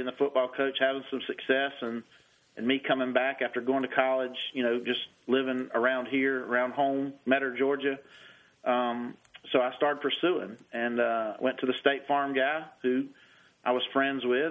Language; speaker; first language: English; native; English